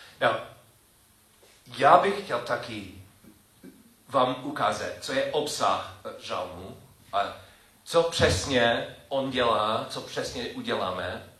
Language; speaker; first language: Czech; non-native, learner; English